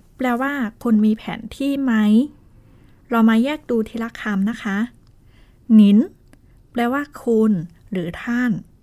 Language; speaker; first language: Thai; non-native, fluent; Chinese